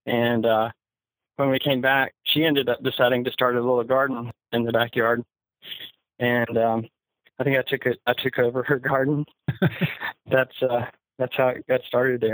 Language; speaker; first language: English; native; English